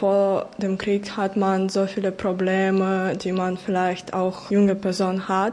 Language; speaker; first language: German; non-native, fluent; Ukrainian